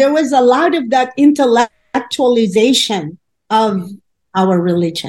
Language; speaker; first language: English; non-native, local second language; Filipino